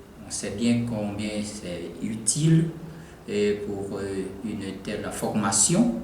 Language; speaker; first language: French; non-native, local second language; Haitian Creole